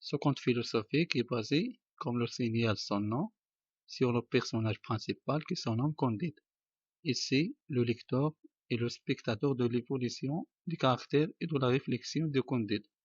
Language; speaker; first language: French; non-native, local second language; Arabic